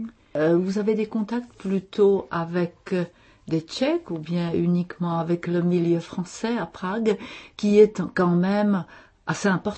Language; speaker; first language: French; non-native, fluent; Czech